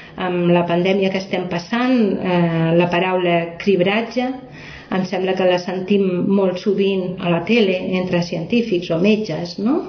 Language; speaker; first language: Catalan; native; Catalan